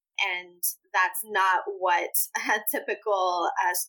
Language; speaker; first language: English; early bilingual, other home language; Spanish